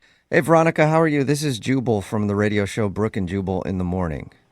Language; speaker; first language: English; native; English